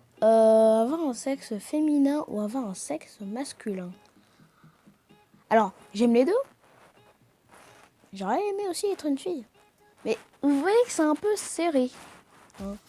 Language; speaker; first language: French; native; French